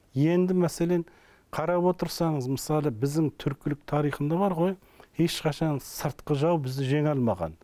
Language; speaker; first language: Kazakh; early bilingual, heritage; Kazakh